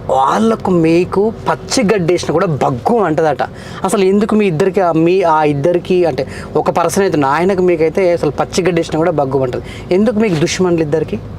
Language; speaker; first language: Telugu; native; Telugu